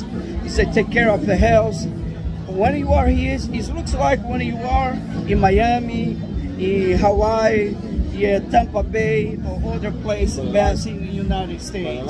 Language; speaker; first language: English; non-native, learner; Portuguese